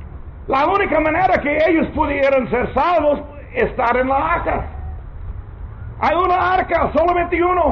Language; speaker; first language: Spanish; non-native, learner; English